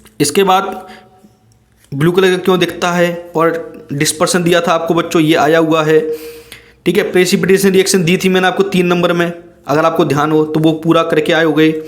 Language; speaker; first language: Hindi; native; Hindi